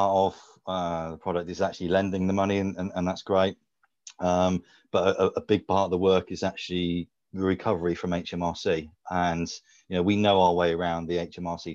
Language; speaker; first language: English; native; English